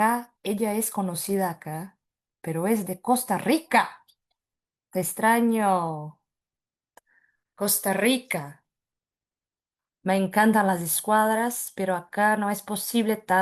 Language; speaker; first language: Spanish; non-native, fluent; Portuguese